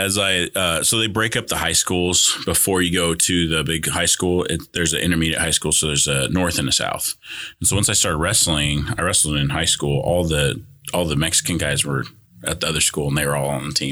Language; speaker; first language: English; early bilingual, other home language; Spanish